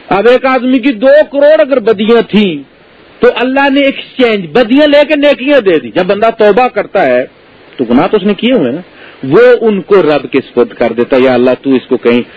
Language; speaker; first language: Urdu; native; Urdu